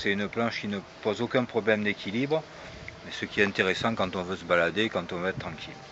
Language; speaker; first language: French; native; French